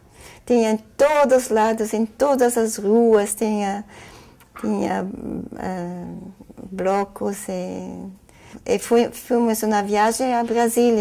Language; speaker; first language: Portuguese; non-native, fluent; German